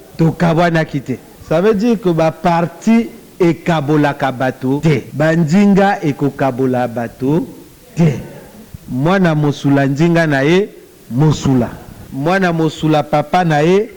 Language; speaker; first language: Lingala; native; Lingala